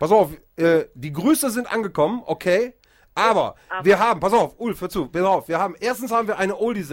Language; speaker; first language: German; native; German